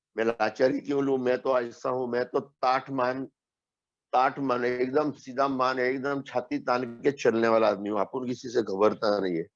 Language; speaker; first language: Hindi; non-native, local second language; Marathi